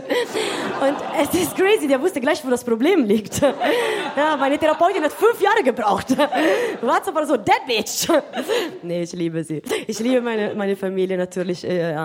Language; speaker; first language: German; non-native, fluent; Italian